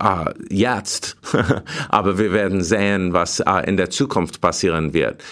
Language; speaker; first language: German; non-native, fluent; English